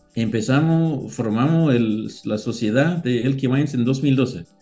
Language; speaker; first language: Spanish; non-native, learner; Danish